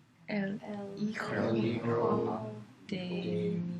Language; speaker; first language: Spanish; non-native, learner; English